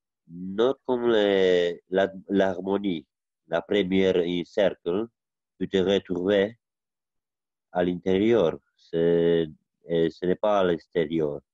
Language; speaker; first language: French; non-native, learner; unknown